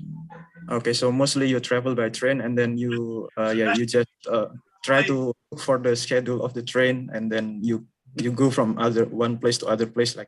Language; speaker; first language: English; non-native, fluent; Indonesian